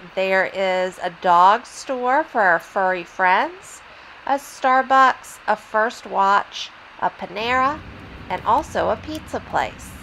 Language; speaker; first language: English; native; English